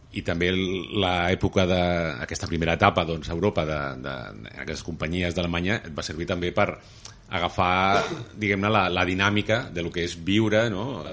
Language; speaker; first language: Catalan; native; Catalan